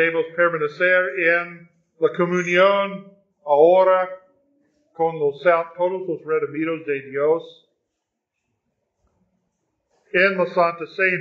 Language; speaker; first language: Spanish; non-native, fluent; English